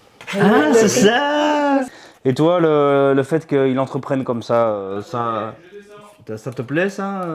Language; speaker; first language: French; native; French